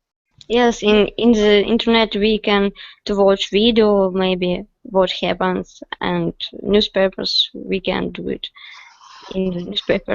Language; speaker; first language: English; non-native, learner; Russian